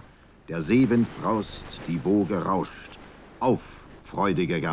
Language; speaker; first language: German; native; German